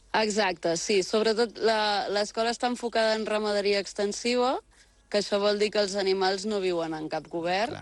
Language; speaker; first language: Catalan; native; Catalan